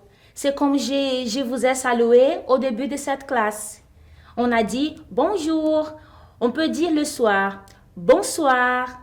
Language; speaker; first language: French; non-native, fluent; Portuguese